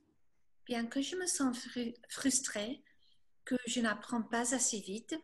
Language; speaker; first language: French; non-native, fluent; English